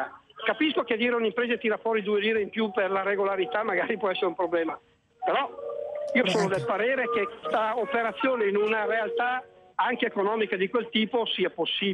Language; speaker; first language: Italian; native; Italian